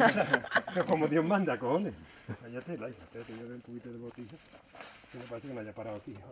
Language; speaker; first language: Spanish; native; Spanish